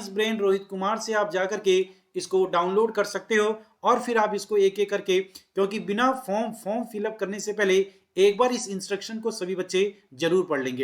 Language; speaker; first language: Hindi; native; Hindi